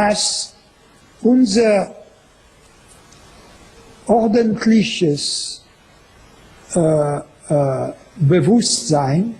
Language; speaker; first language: German; non-native, fluent; French